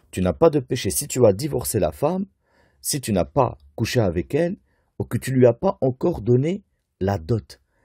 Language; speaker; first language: French; native; French